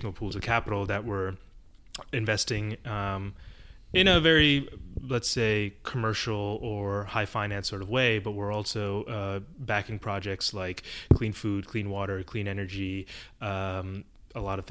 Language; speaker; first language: English; early bilingual, other home language; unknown